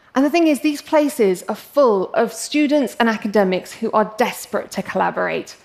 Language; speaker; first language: English; native; English